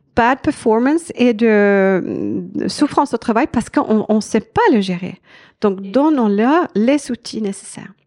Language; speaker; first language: French; non-native, fluent; Swedish